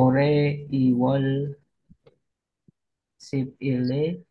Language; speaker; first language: Korean; non-native, learner; Indonesian